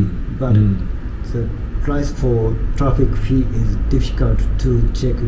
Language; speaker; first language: English; non-native, learner; Japanese